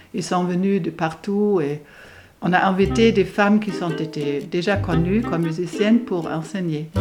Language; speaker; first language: French; non-native, fluent; German